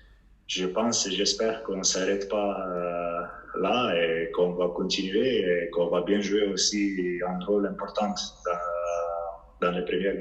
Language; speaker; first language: French; non-native, fluent; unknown